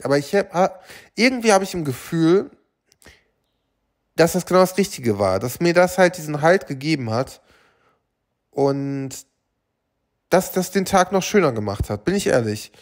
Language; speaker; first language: German; native; German